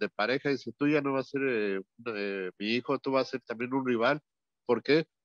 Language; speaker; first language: Spanish; native; Spanish